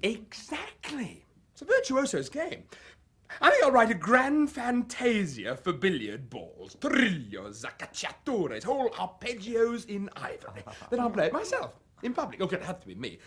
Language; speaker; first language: English; native; English